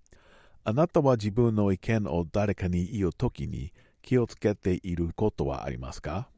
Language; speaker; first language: Japanese; non-native, learner; English